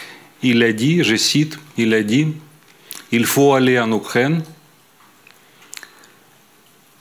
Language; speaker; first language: French; non-native, fluent; Ukrainian